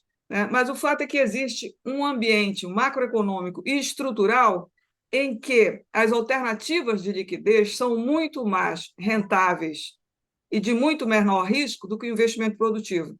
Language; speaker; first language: Portuguese; native; Portuguese